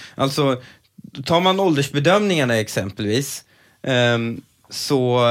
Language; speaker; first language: Swedish; native; Swedish